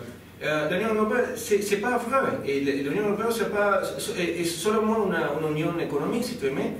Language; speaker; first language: French; non-native, learner; Spanish